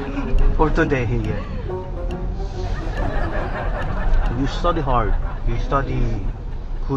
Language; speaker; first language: English; non-native, learner; Korean